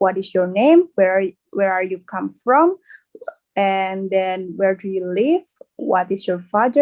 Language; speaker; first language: English; non-native, learner; Indonesian